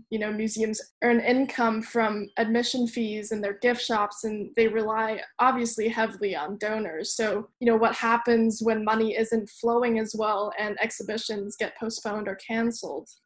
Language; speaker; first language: English; non-native, local second language; Cantonese